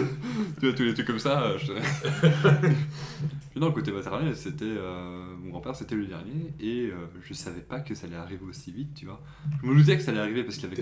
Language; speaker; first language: French; native; French